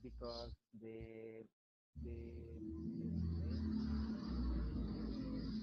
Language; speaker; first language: English; non-native, learner; Spanish